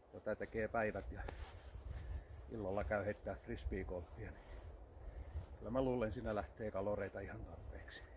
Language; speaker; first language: Finnish; native; Finnish